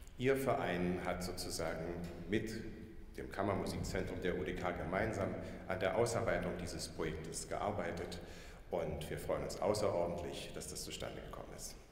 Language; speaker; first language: German; native; German